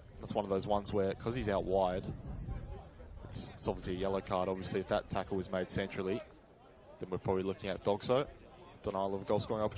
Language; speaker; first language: English; native; English